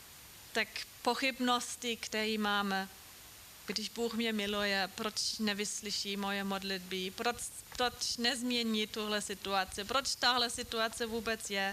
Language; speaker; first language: Czech; non-native, fluent; German